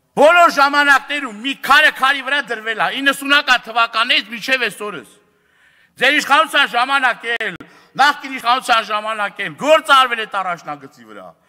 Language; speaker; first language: Armenian; native; Armenian